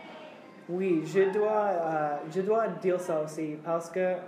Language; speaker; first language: French; non-native, learner; English